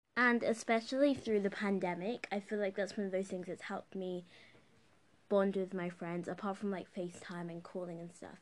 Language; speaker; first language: English; native; English